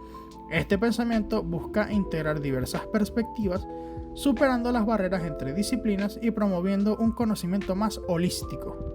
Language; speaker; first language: Spanish; native; Spanish